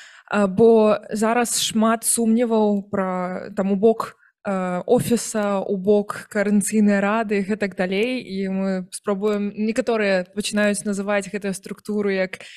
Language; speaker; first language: Belarusian; native; Belarusian